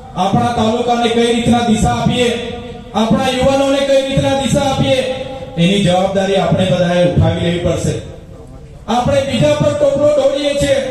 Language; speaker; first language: Gujarati; non-native, local second language; Vasavi